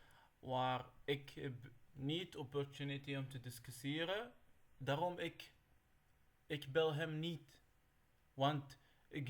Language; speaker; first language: Dutch; non-native, learner; Arabic